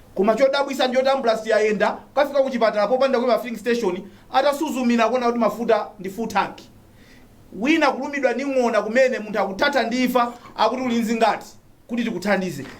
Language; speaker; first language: Nyanja; native; Nyanja